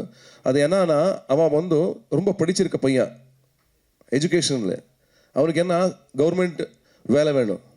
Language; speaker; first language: Tamil; non-native, learner; Kannada